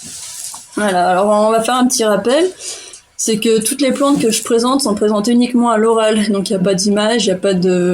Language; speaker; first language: French; native; French